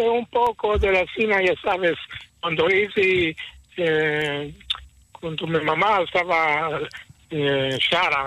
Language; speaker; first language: Spanish; early bilingual, heritage; Hebrew